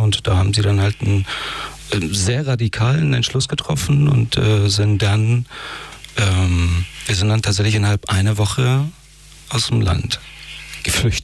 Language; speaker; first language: German; early bilingual, other home language; Persian